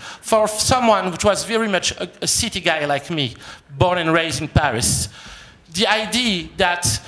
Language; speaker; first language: English; non-native, fluent; French